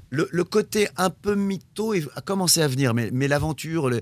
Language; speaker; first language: French; native; French